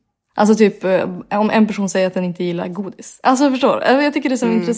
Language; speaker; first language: Swedish; native; Swedish